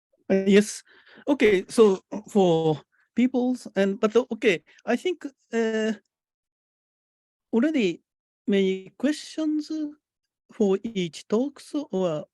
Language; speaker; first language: English; non-native, fluent; Japanese